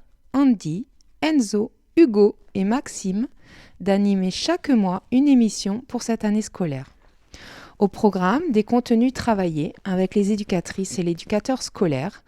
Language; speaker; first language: French; native; French